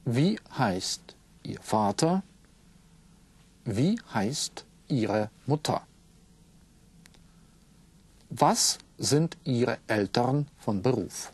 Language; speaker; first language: German; non-native, fluent; Russian